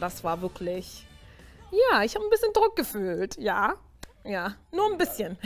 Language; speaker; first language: German; non-native, fluent; English